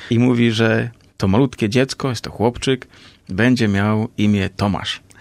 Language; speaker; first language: Polish; native; Polish